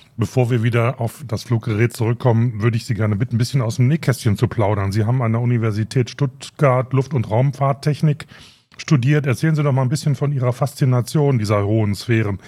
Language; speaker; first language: German; native; German